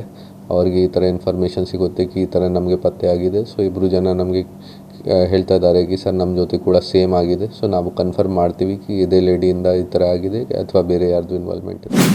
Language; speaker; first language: Kannada; non-native, local second language; Hindi